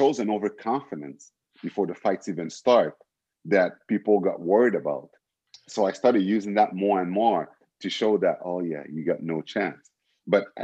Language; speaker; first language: English; native; English